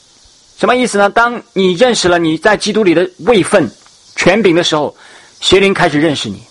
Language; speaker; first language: Chinese; native; Chinese